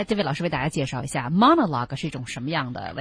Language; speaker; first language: Chinese; native; Chinese